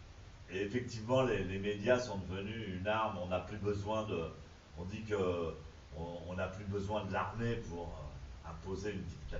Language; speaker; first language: French; native; French